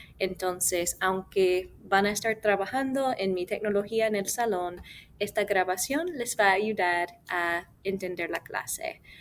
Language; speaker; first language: Spanish; non-native, fluent; English